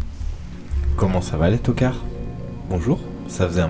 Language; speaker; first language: French; native; French